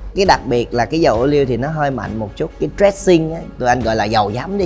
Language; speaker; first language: Vietnamese; native; Vietnamese